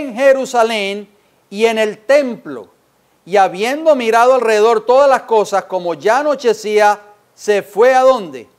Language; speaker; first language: Spanish; native; Spanish